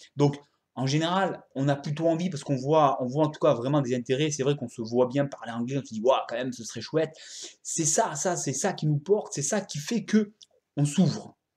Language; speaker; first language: French; native; French